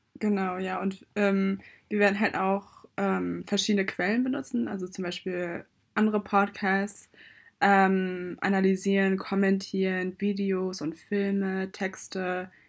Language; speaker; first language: German; native; German